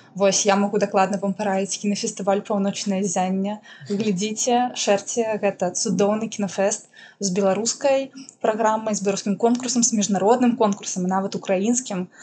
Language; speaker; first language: Belarusian; non-native, local second language; Russian